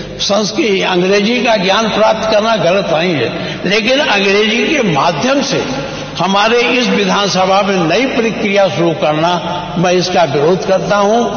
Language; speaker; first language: Hindi; native; Hindi